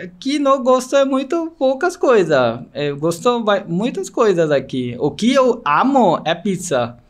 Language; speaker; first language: Portuguese; non-native, learner; Marathi